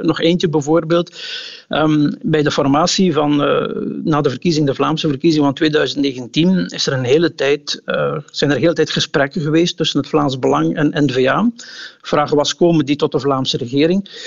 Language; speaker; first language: Dutch; native; Dutch